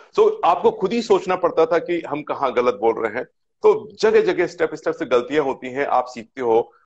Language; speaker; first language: Hindi; native; Hindi